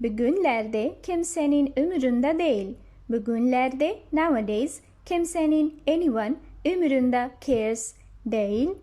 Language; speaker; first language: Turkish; non-native, fluent; Bangla